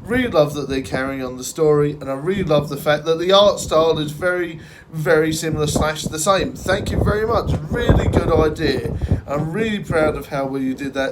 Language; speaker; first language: English; native; English